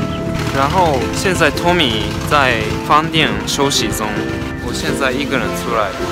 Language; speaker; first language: Chinese; non-native, learner; Japanese